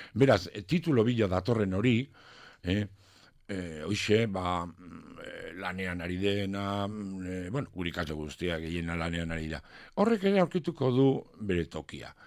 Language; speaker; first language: Basque; non-native, local second language; French